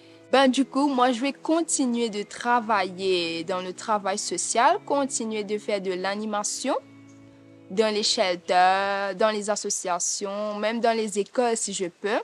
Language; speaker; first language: French; non-native, local second language; Morisyen